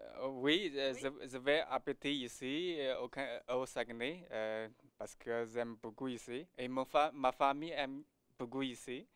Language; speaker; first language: French; non-native, learner; Chinese